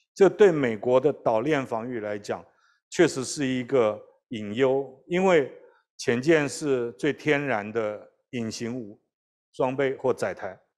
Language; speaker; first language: Chinese; native; Chinese